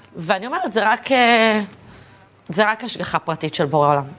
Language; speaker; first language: Hebrew; native; Hebrew